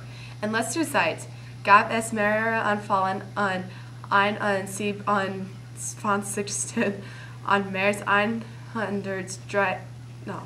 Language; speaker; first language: German; non-native, learner; English